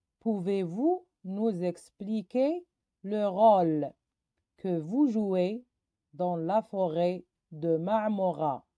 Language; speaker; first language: French; non-native, local second language; Arabic